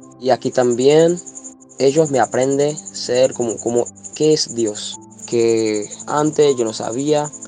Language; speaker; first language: Spanish; non-native, learner; Haitian Creole